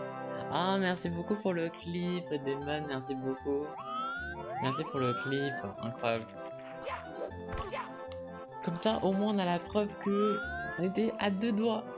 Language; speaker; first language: French; native; French